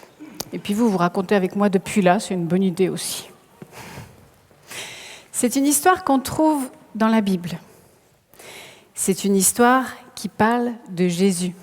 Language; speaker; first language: French; native; French